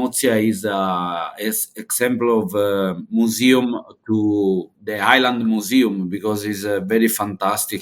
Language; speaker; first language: English; non-native, learner; Italian